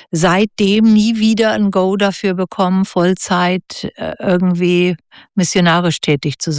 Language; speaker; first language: German; native; German